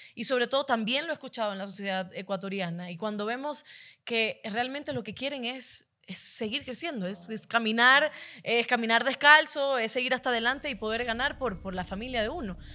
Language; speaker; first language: Spanish; native; Spanish